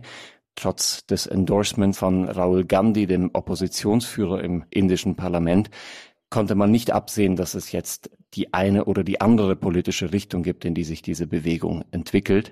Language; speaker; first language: German; native; German